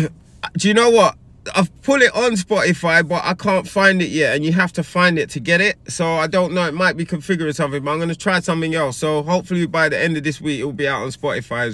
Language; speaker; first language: English; native; English